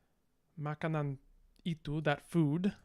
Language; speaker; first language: Indonesian; non-native, learner; English